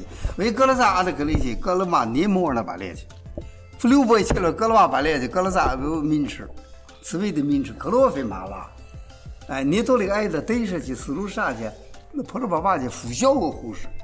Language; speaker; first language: Russian; non-native, learner; Chinese